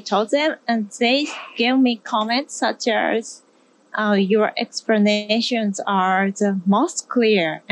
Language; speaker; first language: English; non-native, learner; Japanese